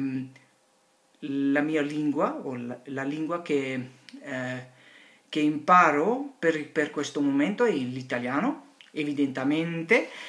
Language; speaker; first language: Italian; non-native, learner; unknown